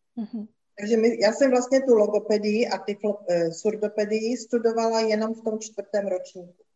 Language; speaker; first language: Czech; native; Czech